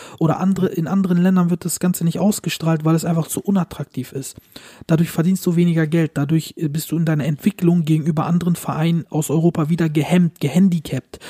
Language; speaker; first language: German; early bilingual, other home language; Turkish